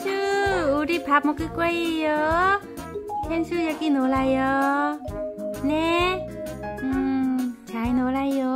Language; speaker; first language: Korean; non-native, learner; Vietnamese